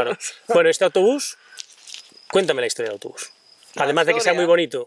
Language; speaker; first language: Spanish; native; Spanish